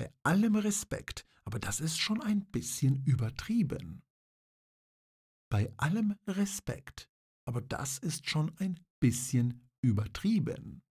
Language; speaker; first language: German; non-native, fluent; Polish